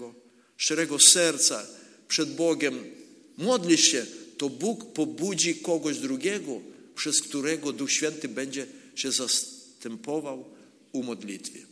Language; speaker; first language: Polish; non-native, learner; Ukrainian